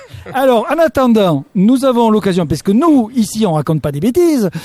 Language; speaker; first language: French; native; French